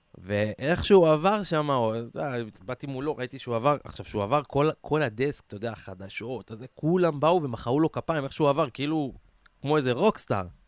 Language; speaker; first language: Hebrew; native; Hebrew